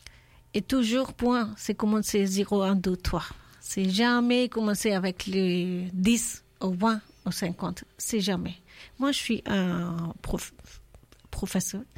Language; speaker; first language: French; non-native, learner; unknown